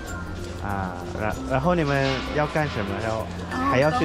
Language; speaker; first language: Chinese; non-native, learner; Thai